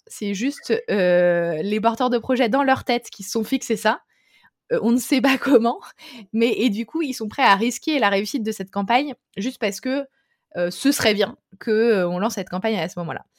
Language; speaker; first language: French; native; French